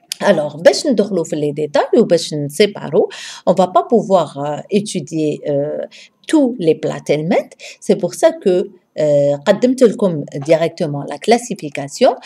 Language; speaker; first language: French; non-native, local second language; Arabic